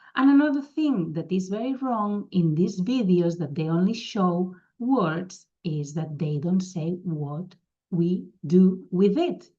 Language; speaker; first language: English; non-native, fluent; Catalan